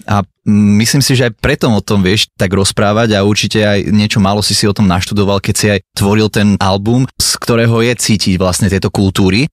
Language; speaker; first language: Slovak; native; Slovak